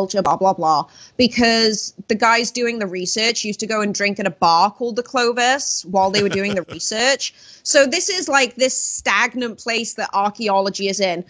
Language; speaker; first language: English; native; English